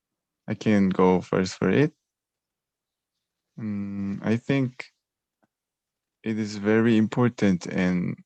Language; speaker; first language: English; non-native, learner; Korean